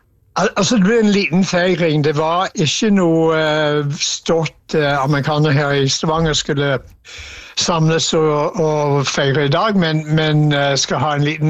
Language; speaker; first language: Norwegian; non-native, fluent; English